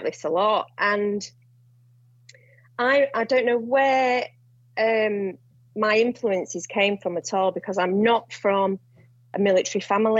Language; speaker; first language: English; native; English